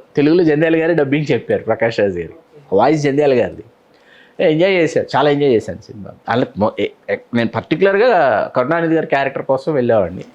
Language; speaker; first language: Telugu; native; Telugu